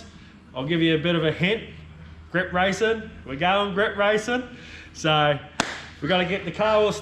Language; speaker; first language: English; native; English